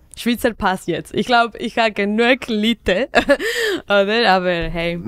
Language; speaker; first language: German; non-native, fluent; Spanish